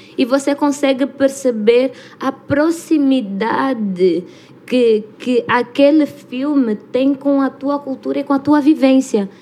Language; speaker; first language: Portuguese; native; Portuguese